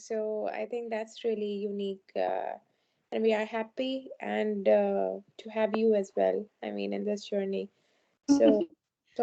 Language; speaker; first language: English; non-native, fluent; Sindhi